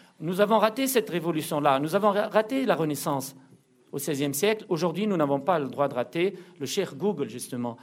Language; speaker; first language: French; non-native, local second language; Arabic